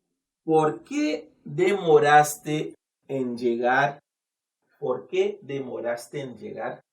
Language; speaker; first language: Spanish; non-native, fluent; Haitian Creole